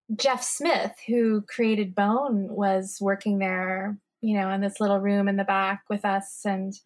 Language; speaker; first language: English; native; English